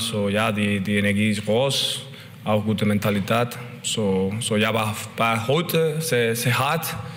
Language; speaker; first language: German; non-native, learner; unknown